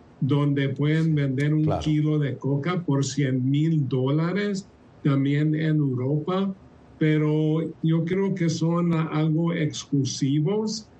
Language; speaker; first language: Spanish; early bilingual, heritage; Spanish